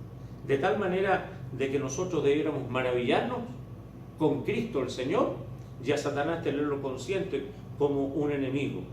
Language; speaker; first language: Spanish; native; Spanish